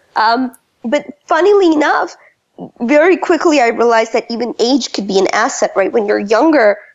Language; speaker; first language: English; early bilingual, other home language; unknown